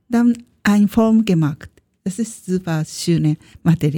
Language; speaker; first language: German; non-native, learner; Japanese